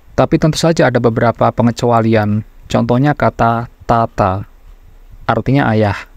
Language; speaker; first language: Indonesian; native; Indonesian